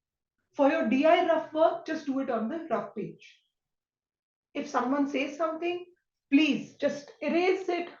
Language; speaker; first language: English; non-native, local second language; Hindi